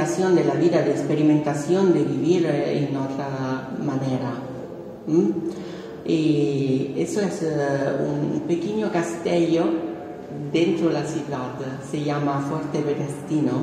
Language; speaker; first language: Spanish; non-native, fluent; Italian